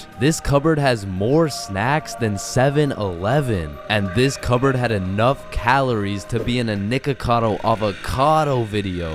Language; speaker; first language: English; native; English